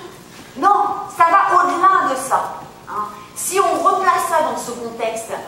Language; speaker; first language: French; native; French